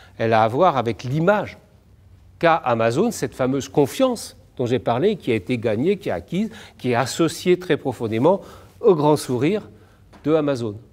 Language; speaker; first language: French; native; French